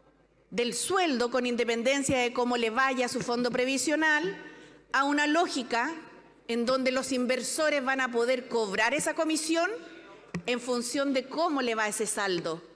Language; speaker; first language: Spanish; native; Spanish